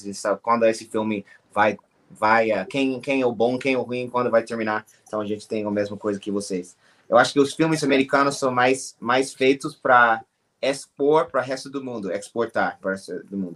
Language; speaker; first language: Portuguese; non-native, learner; English